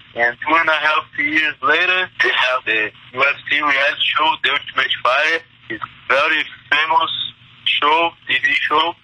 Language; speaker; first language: English; non-native, fluent; Portuguese